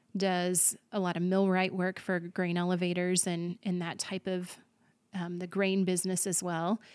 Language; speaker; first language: English; native; English